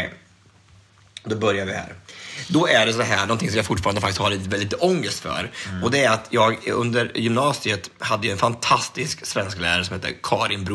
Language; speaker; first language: Swedish; native; Swedish